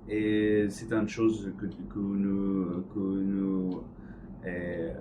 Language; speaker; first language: French; non-native, learner; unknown